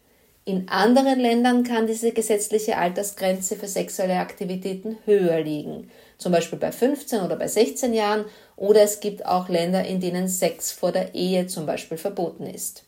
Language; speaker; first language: German; native; German